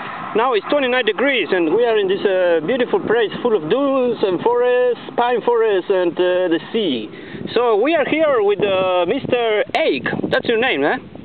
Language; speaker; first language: English; non-native, learner; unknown